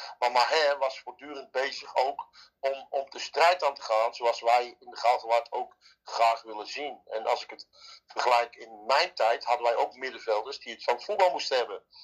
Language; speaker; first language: Dutch; native; Dutch